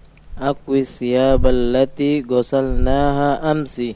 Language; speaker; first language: Arabic; non-native, learner; Indonesian